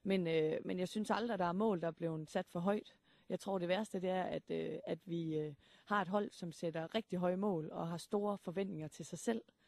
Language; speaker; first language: Danish; native; Danish